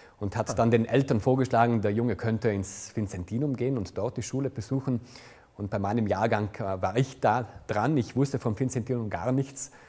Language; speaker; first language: German; non-native, local second language; Ladin